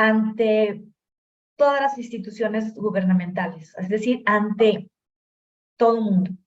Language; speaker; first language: Spanish; native; Spanish